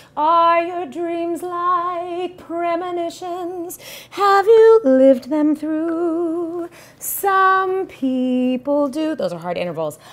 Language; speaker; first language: English; native; English